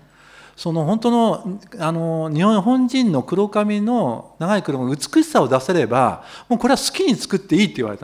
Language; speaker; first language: Japanese; native; Japanese